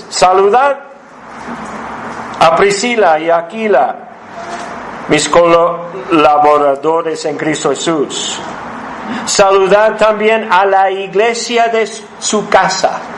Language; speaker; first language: Spanish; non-native, fluent; English